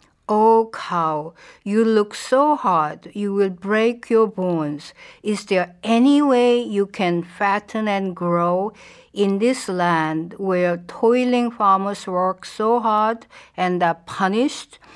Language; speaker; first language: English; non-native, fluent; Korean